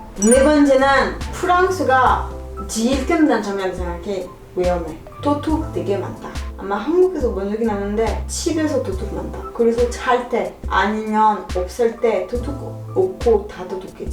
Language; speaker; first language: Korean; non-native, learner; French